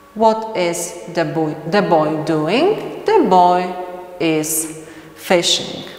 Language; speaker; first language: English; non-native, fluent; Polish